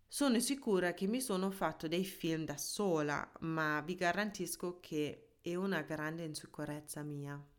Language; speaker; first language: Italian; non-native, fluent; German